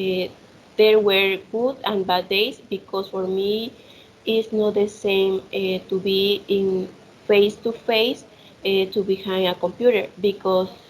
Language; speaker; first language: English; non-native, fluent; Spanish